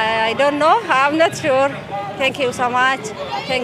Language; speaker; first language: English; non-native, learner; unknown